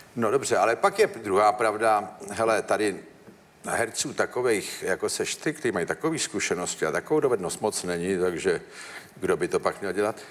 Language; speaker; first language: Czech; native; Czech